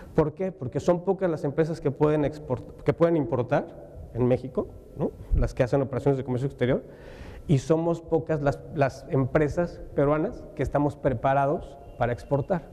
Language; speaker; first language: Spanish; native; Spanish